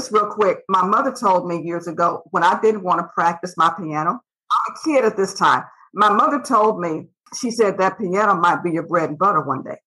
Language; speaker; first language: English; native; English